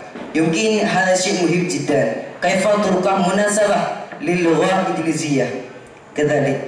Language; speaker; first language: Arabic; non-native, learner; Indonesian